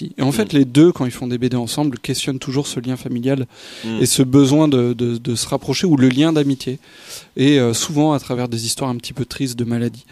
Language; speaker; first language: French; native; French